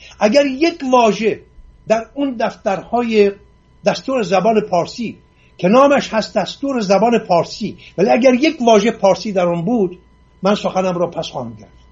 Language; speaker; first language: Persian; non-native, local second language; Assyrian Neo-Aramaic